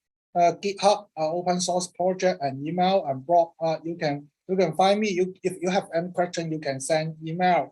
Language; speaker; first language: English; non-native, learner; Cantonese